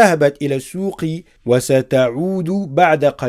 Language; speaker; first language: Arabic; non-native, fluent; French